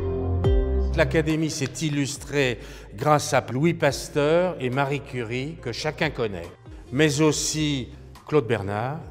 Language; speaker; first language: French; native; French